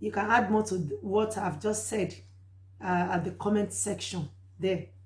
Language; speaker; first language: English; non-native, local second language; Yoruba